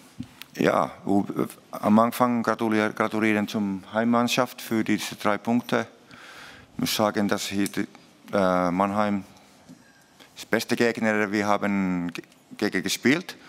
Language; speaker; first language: German; non-native, learner; Finnish